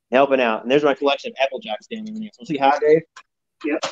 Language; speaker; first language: English; native; English